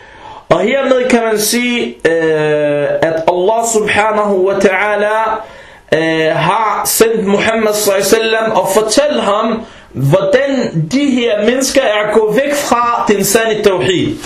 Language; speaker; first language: Danish; non-native, fluent; Arabic